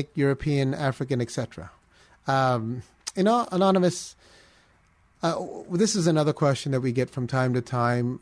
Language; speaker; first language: English; early bilingual, other home language; Filipino